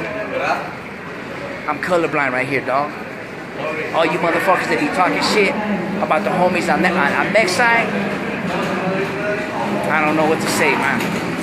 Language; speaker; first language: English; early bilingual, other home language; Spanish